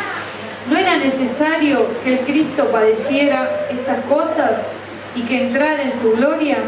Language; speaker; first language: Spanish; native; Spanish